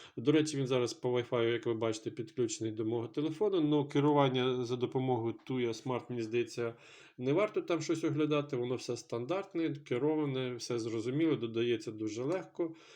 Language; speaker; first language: Ukrainian; non-native, local second language; Russian